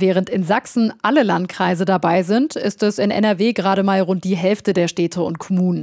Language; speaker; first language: German; native; German